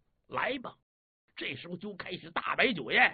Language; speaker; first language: Chinese; native; Chinese